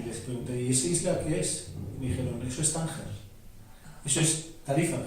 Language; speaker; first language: Spanish; native; Spanish